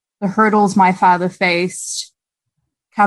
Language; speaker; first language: English; native; English